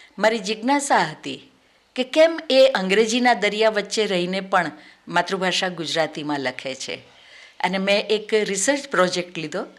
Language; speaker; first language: Gujarati; native; Gujarati